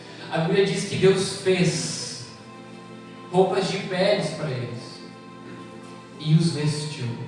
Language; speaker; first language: Portuguese; native; Portuguese